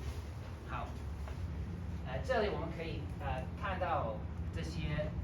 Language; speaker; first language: Chinese; non-native, learner; English